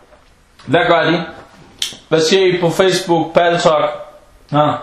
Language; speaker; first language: Danish; non-native, fluent; Arabic